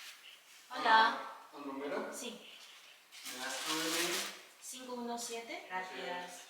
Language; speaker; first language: Spanish; non-native, learner; Filipino